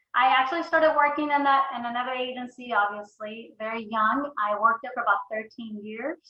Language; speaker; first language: English; early bilingual, other home language; Spanish